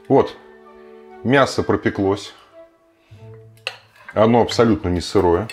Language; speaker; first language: Russian; native; Russian